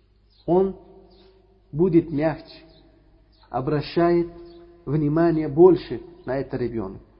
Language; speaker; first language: Russian; non-native, learner; Uzbek